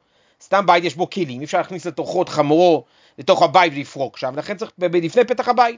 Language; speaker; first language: Hebrew; native; Hebrew